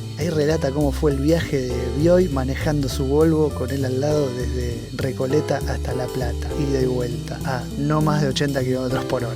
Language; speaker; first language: Spanish; native; Spanish